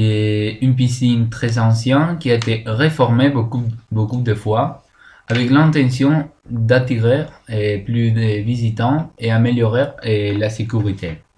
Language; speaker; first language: French; non-native, learner; Spanish